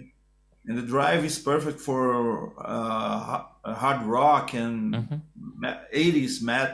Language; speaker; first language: English; non-native, learner; Portuguese